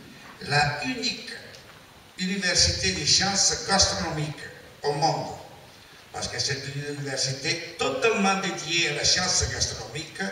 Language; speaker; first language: French; non-native, learner; Italian